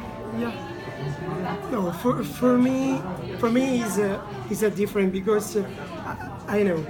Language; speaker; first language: English; non-native, learner; Italian